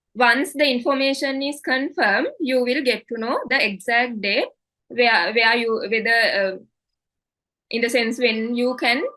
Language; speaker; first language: English; non-native, local second language; Sinhala